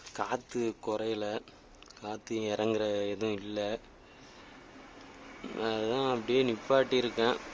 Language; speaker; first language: Tamil; native; Tamil